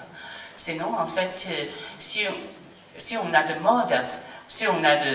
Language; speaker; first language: French; non-native, fluent; Chinese